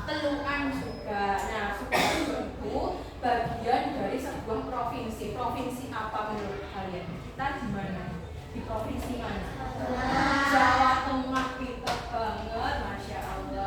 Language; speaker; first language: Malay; non-native, local second language; Javanese